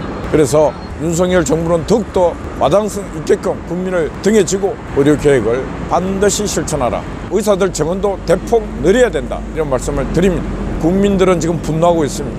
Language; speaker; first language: Korean; native; Korean